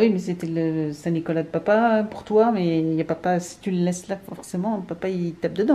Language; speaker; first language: French; native; French